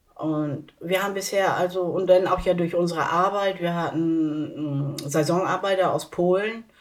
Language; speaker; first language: German; native; German